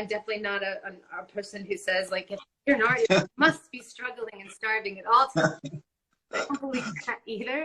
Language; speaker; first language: English; non-native, fluent; Spanish